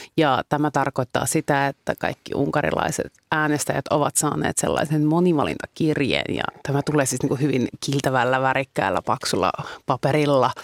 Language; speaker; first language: Finnish; native; Finnish